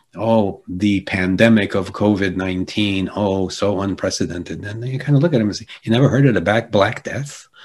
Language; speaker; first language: English; early bilingual, other home language; Polish